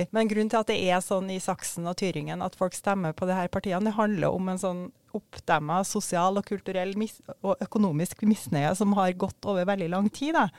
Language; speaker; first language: Norwegian; native; Norwegian